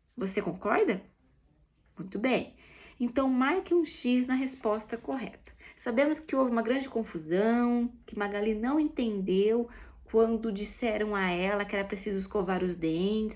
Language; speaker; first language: Portuguese; native; Portuguese